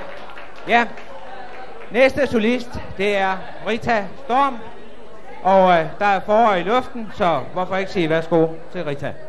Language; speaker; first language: Danish; native; Danish